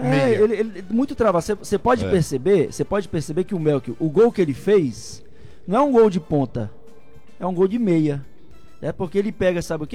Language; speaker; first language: Portuguese; native; Portuguese